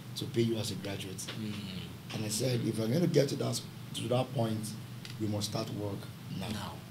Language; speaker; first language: English; non-native, local second language; Yoruba